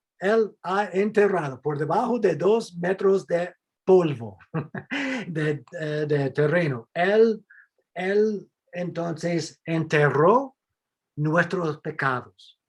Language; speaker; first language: Spanish; non-native, fluent; English